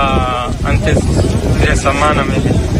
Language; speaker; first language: Spanish; non-native, learner; Arabic